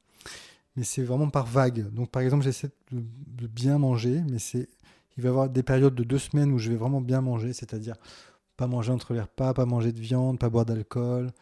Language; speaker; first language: French; native; French